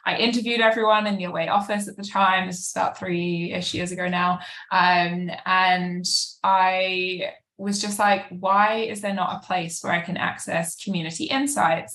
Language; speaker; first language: English; native; English